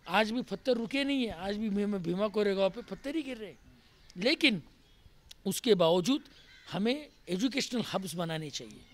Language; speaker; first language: Hindi; non-native, local second language; Marathi